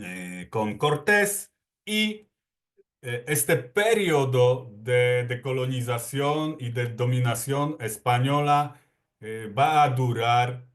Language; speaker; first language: Spanish; non-native, fluent; Polish